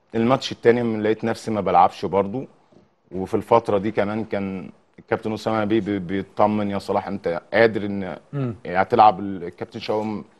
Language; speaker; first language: Arabic; native; Arabic